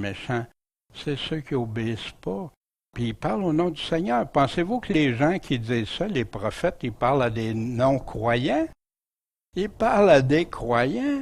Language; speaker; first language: French; native; French